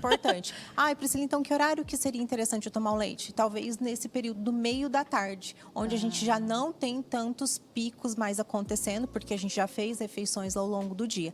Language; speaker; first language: Portuguese; native; Portuguese